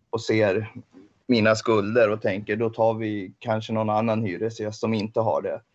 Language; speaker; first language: Swedish; native; Swedish